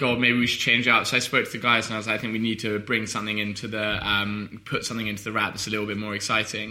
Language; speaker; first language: English; native; English